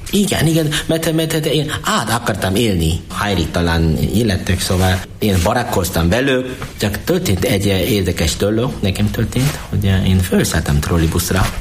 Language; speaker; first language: Hungarian; non-native, learner; Korean